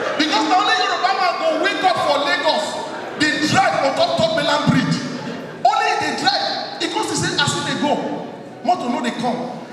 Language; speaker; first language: Nigerian Pidgin; non-native, local second language; Yoruba